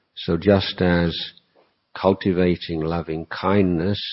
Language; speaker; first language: English; native; English